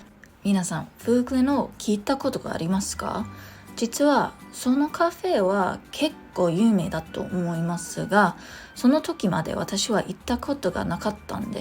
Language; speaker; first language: Japanese; non-native, fluent; English